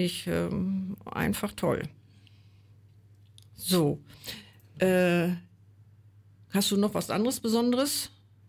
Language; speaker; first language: German; native; German